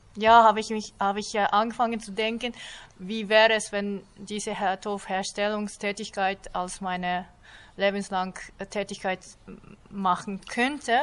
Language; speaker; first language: German; non-native, fluent; Japanese